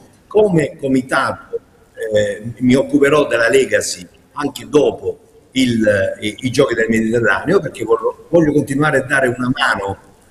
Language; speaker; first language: Italian; native; Italian